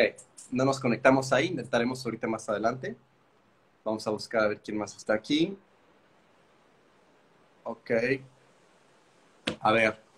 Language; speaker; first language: Spanish; native; Spanish